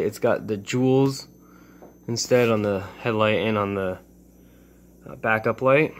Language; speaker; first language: English; native; English